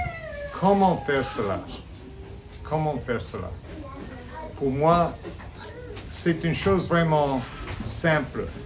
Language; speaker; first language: French; non-native, fluent; English